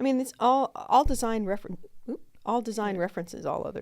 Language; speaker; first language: English; native; English